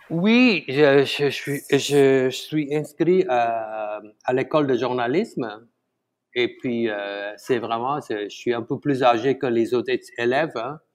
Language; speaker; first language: French; non-native, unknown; Tamil